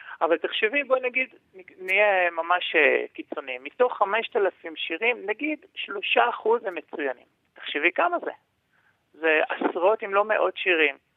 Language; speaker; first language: Hebrew; native; Hebrew